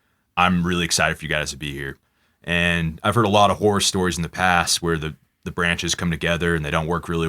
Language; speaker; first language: English; native; English